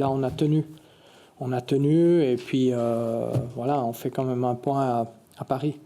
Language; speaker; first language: French; native; French